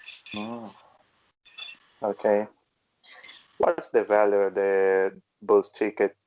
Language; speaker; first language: English; non-native, learner; Portuguese